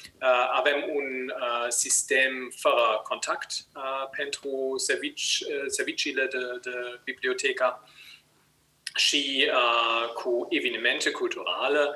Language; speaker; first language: Romanian; non-native, learner; German